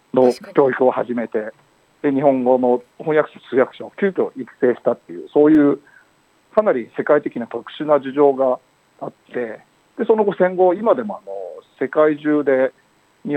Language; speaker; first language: Japanese; native; Japanese